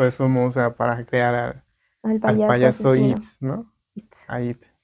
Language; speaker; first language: Spanish; native; Spanish